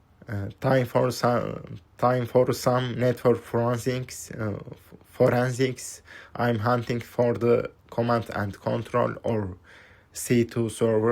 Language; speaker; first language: English; non-native, fluent; Turkish